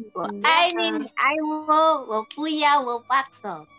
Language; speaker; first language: Chinese; non-native, learner; Indonesian